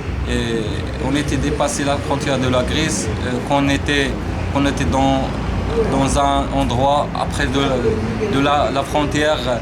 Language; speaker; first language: French; non-native, learner; Arabic